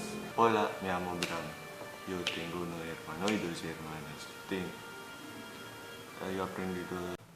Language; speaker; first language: Spanish; non-native, learner; Indonesian